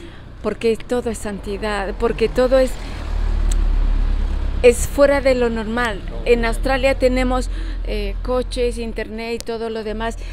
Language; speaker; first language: Spanish; early bilingual, heritage; Spanish